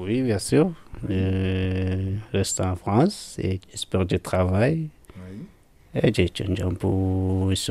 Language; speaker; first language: French; non-native, learner; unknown